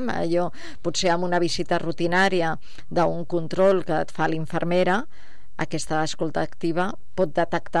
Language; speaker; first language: Catalan; native; Catalan